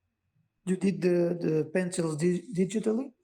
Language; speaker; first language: English; non-native, learner; Portuguese